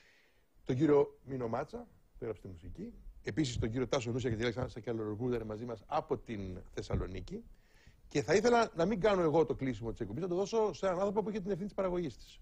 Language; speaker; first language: Greek; native; Greek